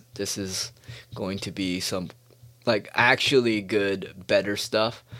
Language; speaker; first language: English; native; English